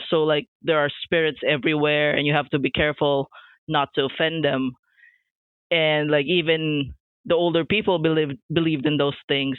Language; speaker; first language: English; non-native, local second language; Filipino